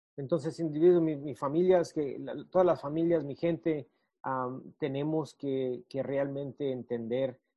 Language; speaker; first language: Spanish; early bilingual, heritage; Spanish